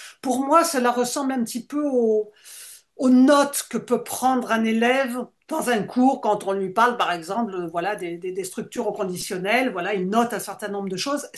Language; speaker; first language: French; native; French